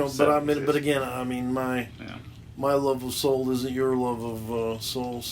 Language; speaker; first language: English; native; English